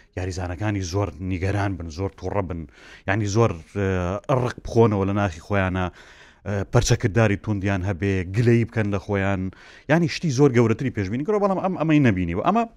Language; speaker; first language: Central Kurdish; native; Central Kurdish